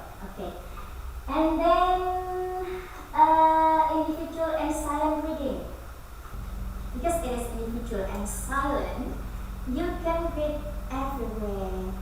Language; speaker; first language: English; non-native, fluent; Indonesian